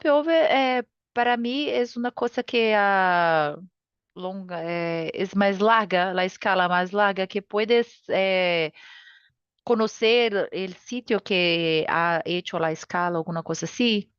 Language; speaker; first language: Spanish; non-native, learner; Portuguese